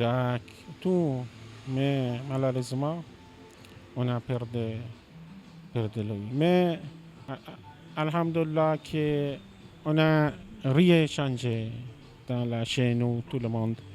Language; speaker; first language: French; non-native, learner; Persian